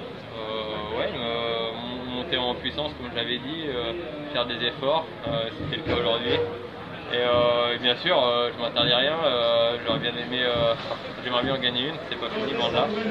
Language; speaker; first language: French; native; French